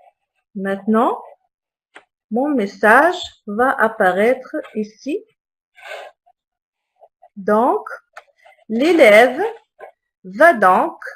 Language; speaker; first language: French; non-native, local second language; Arabic